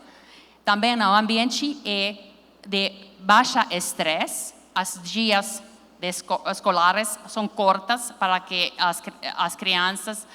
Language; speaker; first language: Portuguese; non-native, learner; Finnish